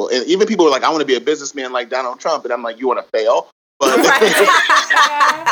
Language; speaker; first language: English; native; English